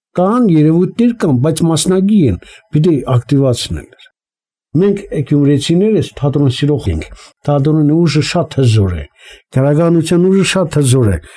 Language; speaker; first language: Armenian; native; Armenian